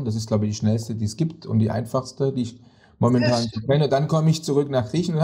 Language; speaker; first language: German; native; German